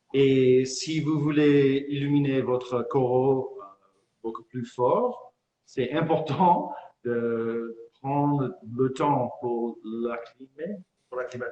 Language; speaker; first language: French; non-native, fluent; English